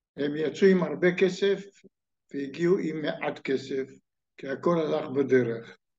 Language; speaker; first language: Hebrew; native; Hebrew